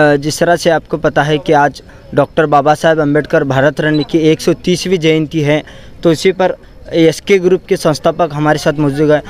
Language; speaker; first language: Hindi; non-native, local second language; Marathi